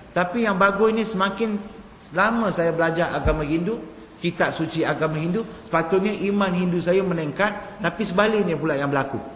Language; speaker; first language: Malay; non-native, local second language; Tamil